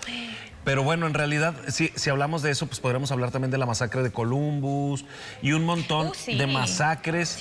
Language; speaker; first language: Spanish; native; Spanish